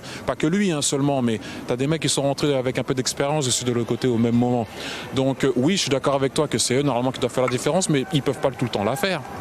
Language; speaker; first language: French; native; French